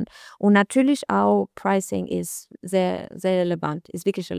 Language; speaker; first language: German; non-native, learner; Albanian